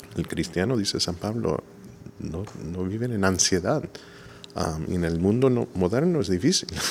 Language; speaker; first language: Spanish; non-native, fluent; English